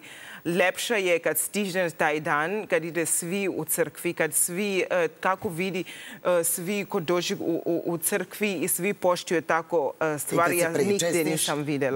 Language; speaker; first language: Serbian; non-native, learner; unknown